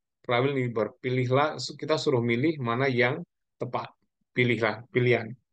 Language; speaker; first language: Indonesian; non-native, local second language; Javanese